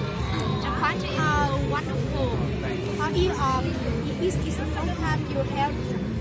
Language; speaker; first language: English; non-native, learner; Vietnamese